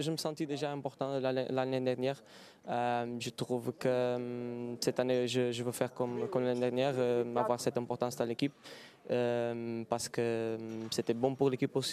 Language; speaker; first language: French; non-native, fluent; Portuguese